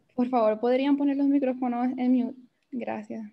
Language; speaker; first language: Spanish; native; Spanish